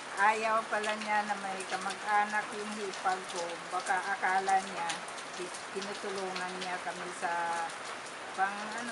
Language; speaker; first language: Filipino; native; Filipino